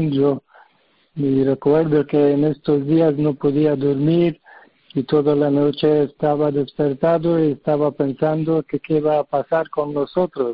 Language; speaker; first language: Spanish; non-native, learner; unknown